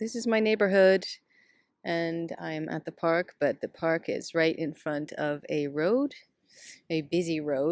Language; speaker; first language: English; non-native, fluent; Dutch